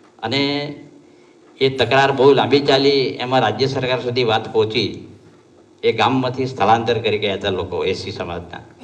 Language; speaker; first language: Gujarati; non-native, local second language; Bhili